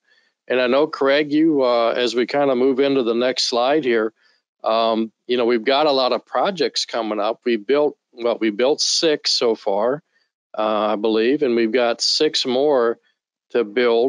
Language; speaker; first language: English; native; English